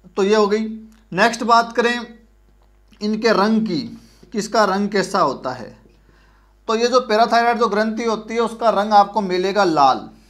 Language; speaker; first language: Hindi; native; Hindi